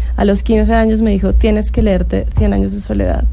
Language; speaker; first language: Spanish; native; Spanish